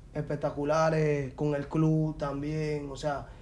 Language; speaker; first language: Spanish; native; Spanish